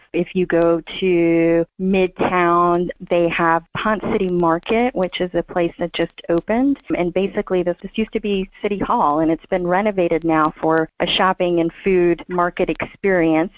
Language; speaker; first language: English; native; English